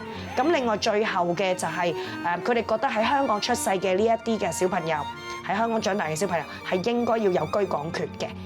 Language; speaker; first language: Cantonese; native; Cantonese